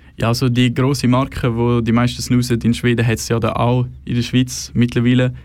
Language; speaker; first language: German; non-native, fluent; Swedish